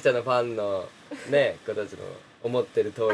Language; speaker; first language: Japanese; native; Japanese